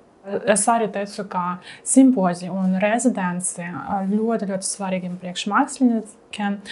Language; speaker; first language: Latvian; non-native, learner; Russian